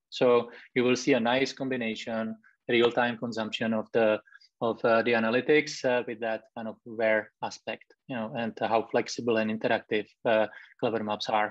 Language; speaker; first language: English; non-native, fluent; Czech